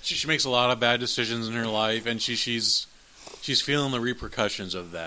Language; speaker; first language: English; native; English